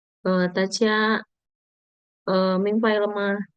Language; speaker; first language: Chinese; non-native, fluent; Indonesian